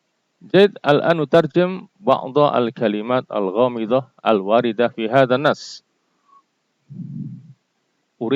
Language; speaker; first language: Arabic; non-native, fluent; Indonesian